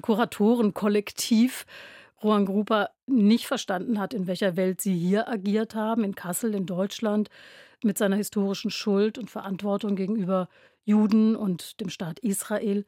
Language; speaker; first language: German; native; German